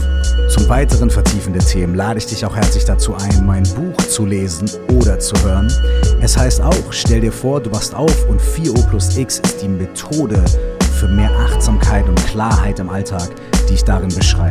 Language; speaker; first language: German; native; German